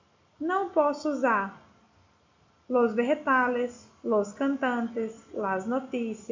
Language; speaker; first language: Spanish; non-native, fluent; Portuguese